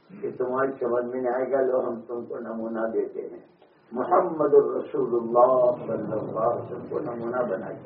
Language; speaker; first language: Urdu; non-native, local second language; Gujarati